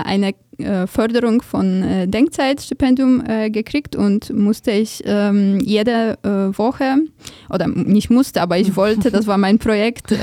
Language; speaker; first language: German; non-native, fluent; Polish